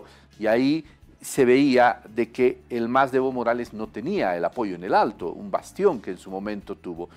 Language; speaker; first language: Spanish; native; Spanish